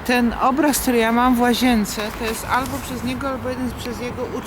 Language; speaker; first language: Polish; native; Polish